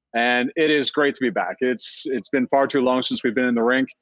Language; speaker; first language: English; native; English